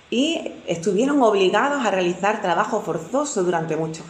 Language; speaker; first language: Spanish; native; Spanish